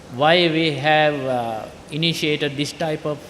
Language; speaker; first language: English; non-native, local second language; Sinhala